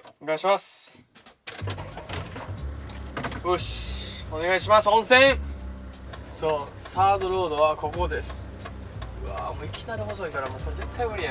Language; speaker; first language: Japanese; native; Japanese